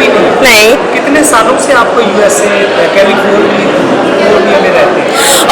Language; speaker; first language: Hindi; non-native, local second language; Punjabi